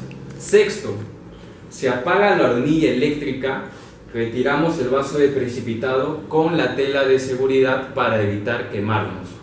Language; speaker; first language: Spanish; native; Spanish